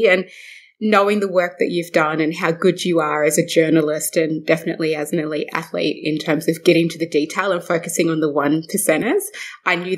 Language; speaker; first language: English; native; English